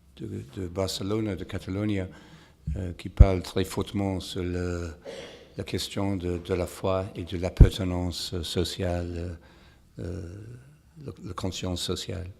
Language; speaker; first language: French; non-native, fluent; English